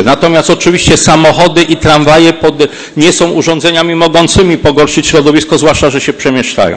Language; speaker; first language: Polish; native; Polish